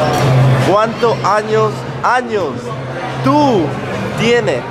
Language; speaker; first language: Spanish; early bilingual, heritage; English